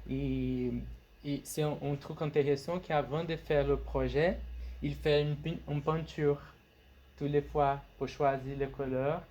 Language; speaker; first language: French; non-native, fluent; Portuguese